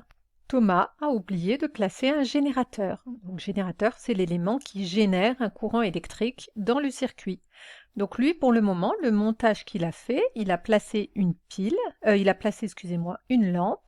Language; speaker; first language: French; native; French